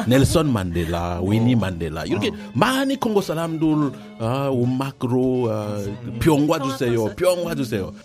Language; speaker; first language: Korean; non-native, learner; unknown